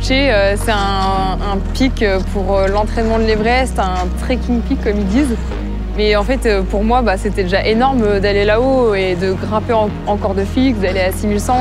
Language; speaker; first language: French; native; French